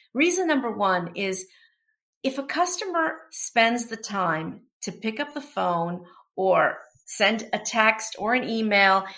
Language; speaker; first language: English; non-native, fluent; Portuguese